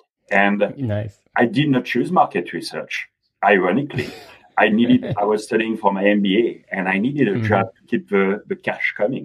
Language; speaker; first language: English; non-native, fluent; French